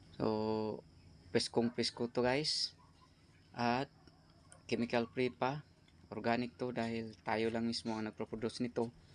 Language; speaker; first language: Filipino; non-native, local second language; Cebuano